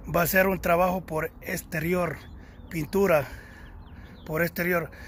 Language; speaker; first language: Spanish; native; Spanish